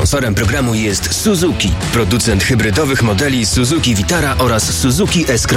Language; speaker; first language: Polish; native; Polish